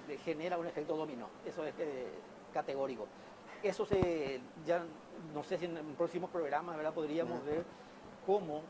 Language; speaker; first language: Spanish; native; Spanish